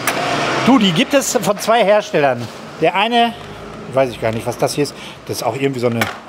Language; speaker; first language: German; native; German